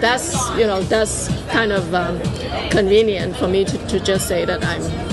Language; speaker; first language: English; non-native, local second language; Cantonese